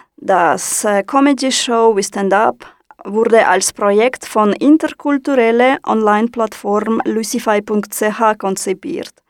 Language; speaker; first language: German; non-native, fluent; Russian